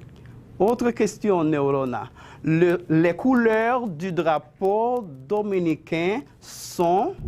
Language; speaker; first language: French; non-native, fluent; Spanish